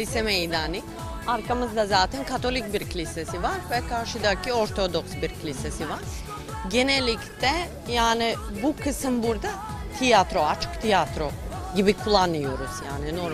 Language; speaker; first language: Turkish; non-native, local second language; Bosnian